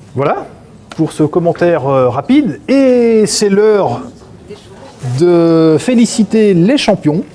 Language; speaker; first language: French; native; French